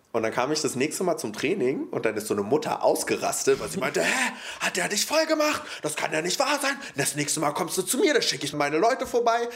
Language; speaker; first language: German; early bilingual, other home language; Polish